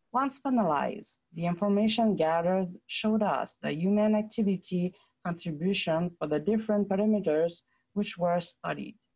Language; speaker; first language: English; non-native, fluent; French